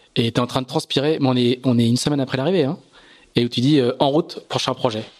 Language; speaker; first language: French; native; French